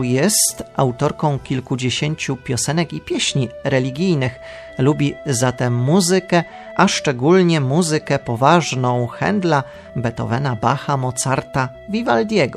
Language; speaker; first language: Polish; native; Polish